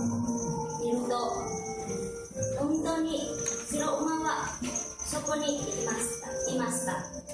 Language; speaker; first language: Japanese; non-native, learner; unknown